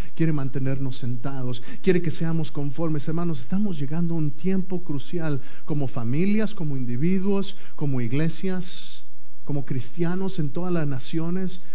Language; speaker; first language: Spanish; native; Spanish